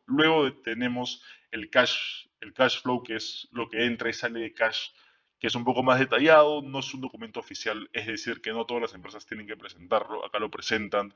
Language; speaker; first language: Spanish; native; Spanish